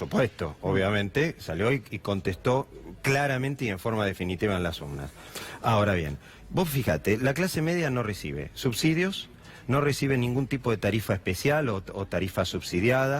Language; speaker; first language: Spanish; native; Spanish